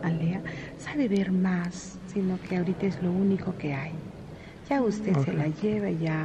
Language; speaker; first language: Spanish; native; Spanish